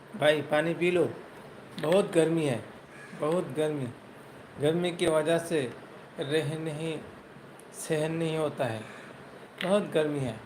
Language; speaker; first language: Hindi; non-native, learner; Bangla